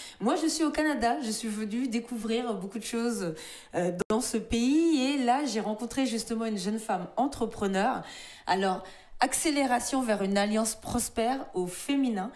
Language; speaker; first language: French; native; French